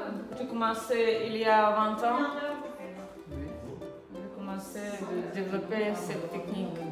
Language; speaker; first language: French; non-native, learner; Ukrainian